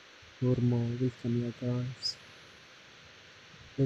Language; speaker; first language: English; non-native, learner; Arabic